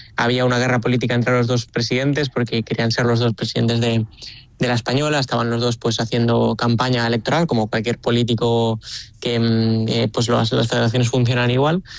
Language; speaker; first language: Spanish; native; Spanish